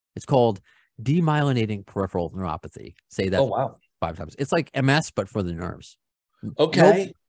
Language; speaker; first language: English; native; English